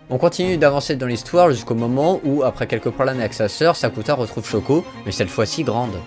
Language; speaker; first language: French; native; French